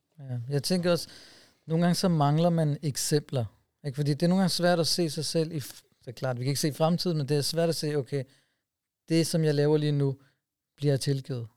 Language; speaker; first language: Danish; early bilingual, other home language; Urdu